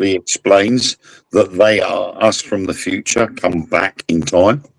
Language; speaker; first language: English; native; English